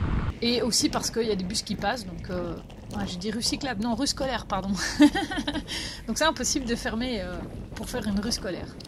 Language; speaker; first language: French; native; French